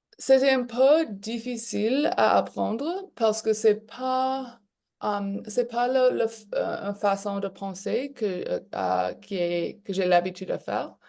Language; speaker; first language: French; non-native, local second language; English